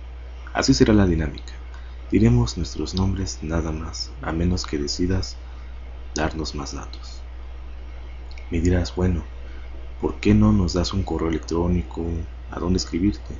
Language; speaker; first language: Spanish; native; Spanish